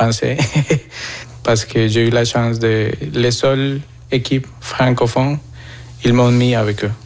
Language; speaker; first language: French; non-native, fluent; Spanish